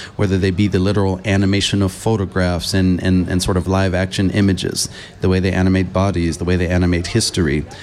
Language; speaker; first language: English; native; English